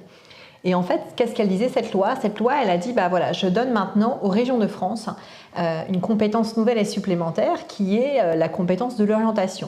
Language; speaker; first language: French; native; French